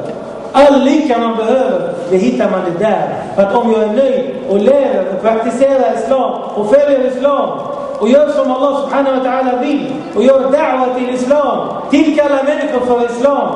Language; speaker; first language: Swedish; non-native, fluent; Arabic